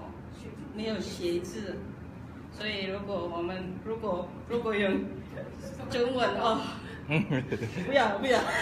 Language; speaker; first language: Chinese; non-native, learner; Javanese